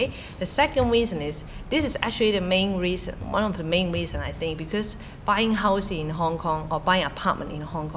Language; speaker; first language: English; non-native, local second language; Cantonese